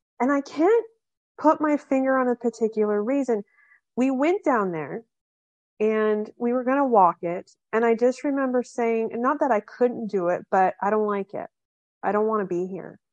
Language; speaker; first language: English; native; English